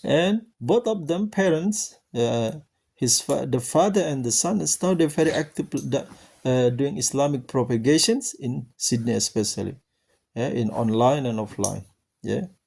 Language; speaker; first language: English; non-native, learner; Indonesian